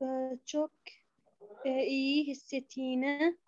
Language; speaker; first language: Turkish; non-native, fluent; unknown